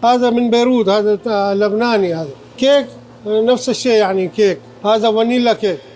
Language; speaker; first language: Arabic; non-native, learner; Urdu